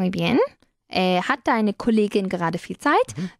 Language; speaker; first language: German; non-native, fluent; Spanish